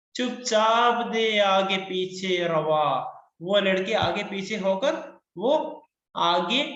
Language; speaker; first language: Hindi; non-native, local second language; Malayalam